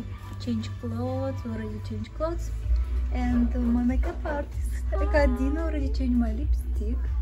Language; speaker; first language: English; non-native, learner; Russian